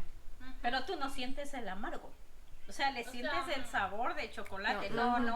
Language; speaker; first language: Spanish; native; Spanish